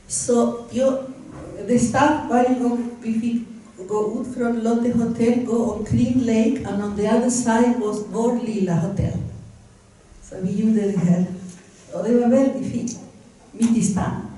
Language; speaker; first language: Swedish; non-native, fluent; Spanish